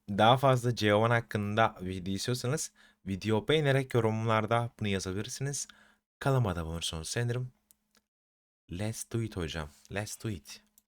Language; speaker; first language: Turkish; native; Turkish